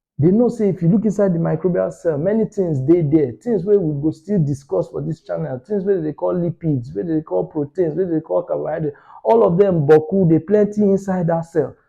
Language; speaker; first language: Nigerian Pidgin; non-native, local second language; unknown